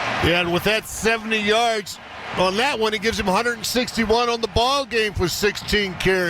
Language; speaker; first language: English; native; English